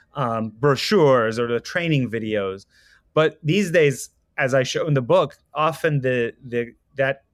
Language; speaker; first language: English; non-native, fluent; Persian